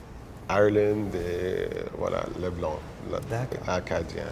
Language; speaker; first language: French; non-native, local second language; English